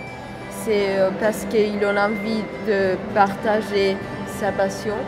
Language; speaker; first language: French; non-native, fluent; Spanish